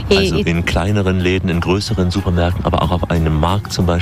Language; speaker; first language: German; native; German